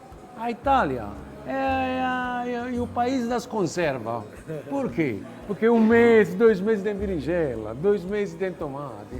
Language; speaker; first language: Portuguese; non-native, fluent; Italian